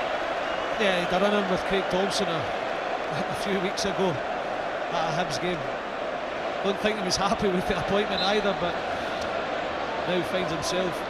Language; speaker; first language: English; native; English